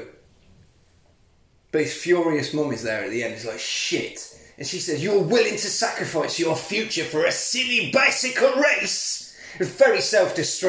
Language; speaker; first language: English; native; English